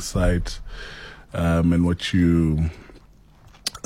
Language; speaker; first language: English; non-native, local second language; Xhosa